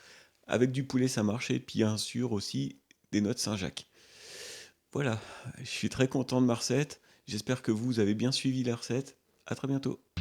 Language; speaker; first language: French; native; French